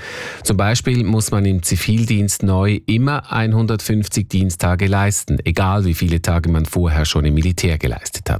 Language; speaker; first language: German; native; German